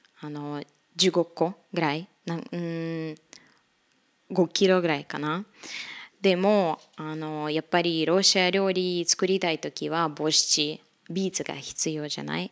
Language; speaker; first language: Japanese; non-native, fluent; Russian